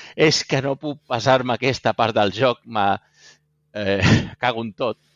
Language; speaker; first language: Catalan; native; Catalan